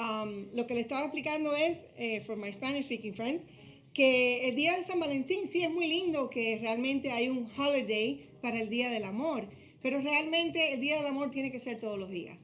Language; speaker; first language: Spanish; early bilingual, heritage; Spanish